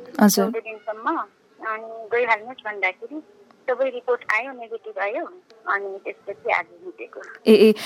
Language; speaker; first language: Nepali; native; Nepali